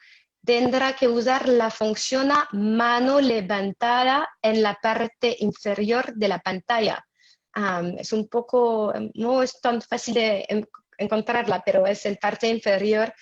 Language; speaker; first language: Spanish; non-native, fluent; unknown